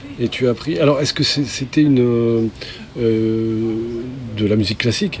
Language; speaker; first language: French; native; French